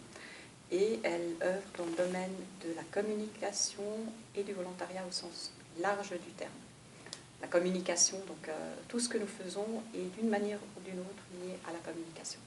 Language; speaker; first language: French; native; French